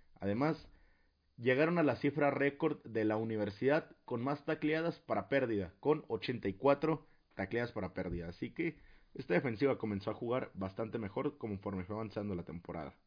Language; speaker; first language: Spanish; native; Spanish